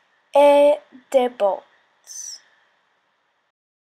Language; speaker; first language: French; non-native, learner; English